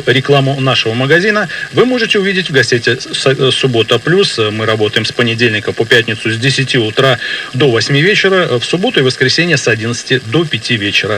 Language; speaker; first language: Russian; native; Russian